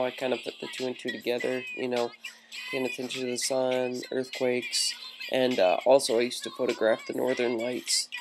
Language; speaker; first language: English; native; English